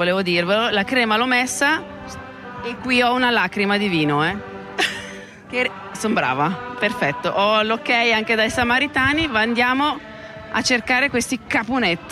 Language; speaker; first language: Italian; native; Italian